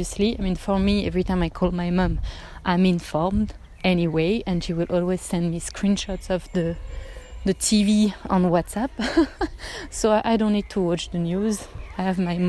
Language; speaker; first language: English; non-native, fluent; French